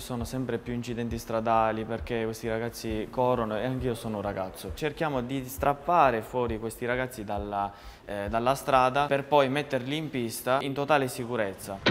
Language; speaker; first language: Italian; native; Italian